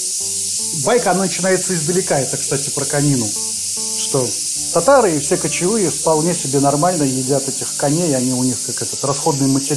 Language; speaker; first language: Russian; native; Russian